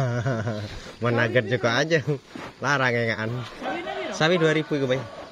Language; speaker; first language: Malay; non-native, local second language; Javanese